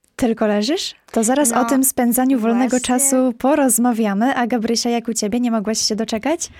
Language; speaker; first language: Polish; native; Polish